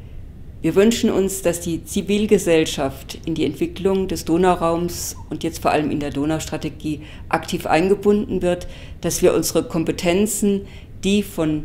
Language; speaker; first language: German; native; German